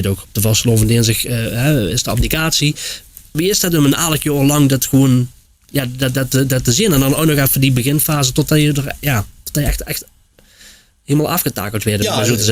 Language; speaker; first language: Dutch; native; Dutch